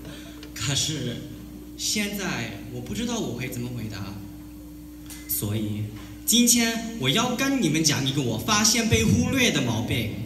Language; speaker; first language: Chinese; non-native, learner; Cantonese